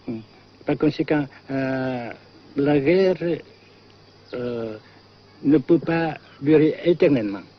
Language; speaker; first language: French; non-native, local second language; Vietnamese